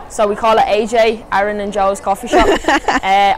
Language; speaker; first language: English; native; English